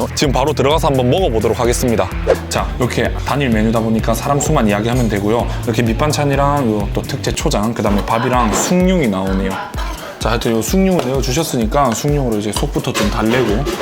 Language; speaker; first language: Korean; native; Korean